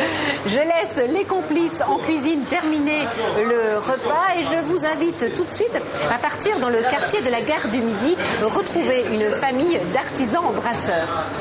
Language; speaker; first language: French; native; French